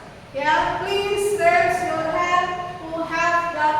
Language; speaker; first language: English; non-native, fluent; Indonesian